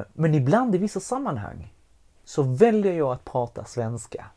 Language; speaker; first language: Swedish; early bilingual, other home language; Spanish